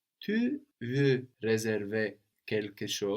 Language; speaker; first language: French; non-native, fluent; English